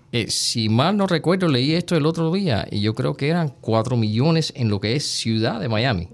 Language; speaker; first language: Spanish; early bilingual, heritage; Spanish